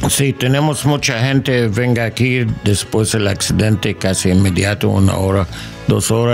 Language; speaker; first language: Spanish; non-native, learner; English